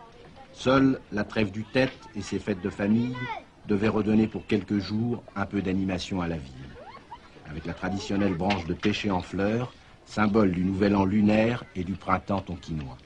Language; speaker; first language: French; native; French